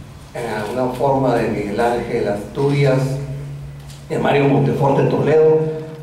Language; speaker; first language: Spanish; native; Spanish